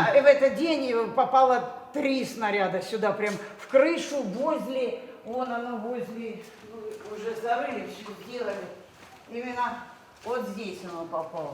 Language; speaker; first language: Russian; native; Russian